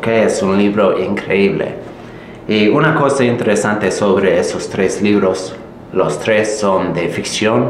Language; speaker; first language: Spanish; non-native, fluent; English